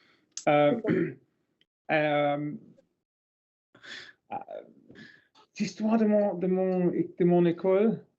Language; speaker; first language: French; non-native, learner; English